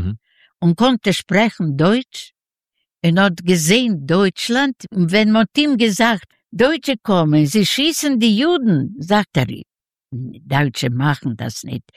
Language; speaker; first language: German; non-native, fluent; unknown